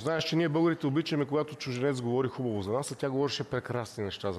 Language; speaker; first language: Bulgarian; native; Bulgarian